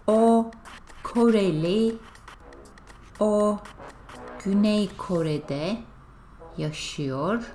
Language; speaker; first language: Turkish; non-native, fluent; English